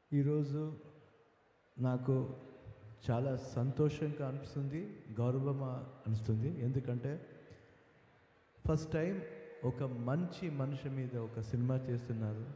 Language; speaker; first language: Telugu; non-native, learner; Kannada